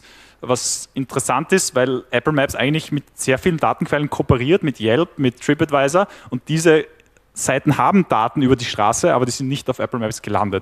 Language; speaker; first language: German; native; German